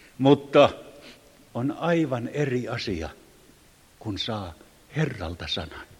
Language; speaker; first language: Finnish; native; Finnish